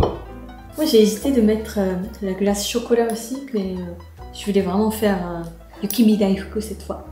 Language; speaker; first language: French; non-native, fluent; Japanese